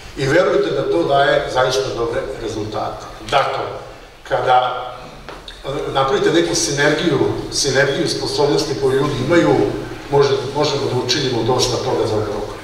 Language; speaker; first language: Serbian; native; Serbian